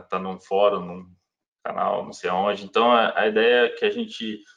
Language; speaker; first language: Portuguese; native; Portuguese